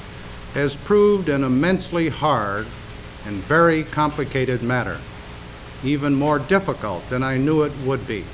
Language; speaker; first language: English; native; English